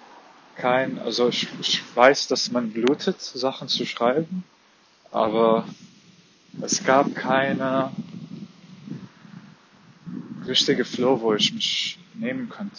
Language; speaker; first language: German; non-native, fluent; Arabic